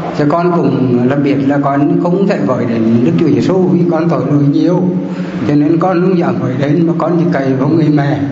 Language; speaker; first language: Vietnamese; native; Vietnamese